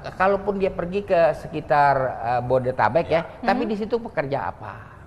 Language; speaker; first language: Indonesian; native; Indonesian